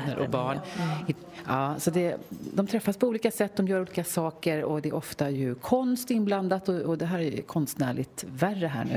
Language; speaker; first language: Swedish; native; Swedish